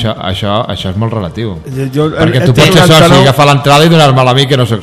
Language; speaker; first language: Catalan; native; Catalan